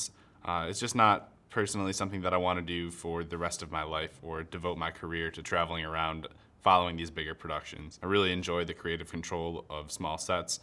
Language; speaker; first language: English; native; English